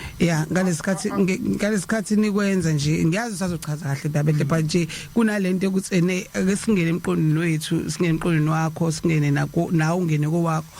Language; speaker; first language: Zulu; native; Zulu